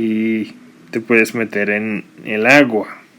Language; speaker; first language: Spanish; non-native, fluent; English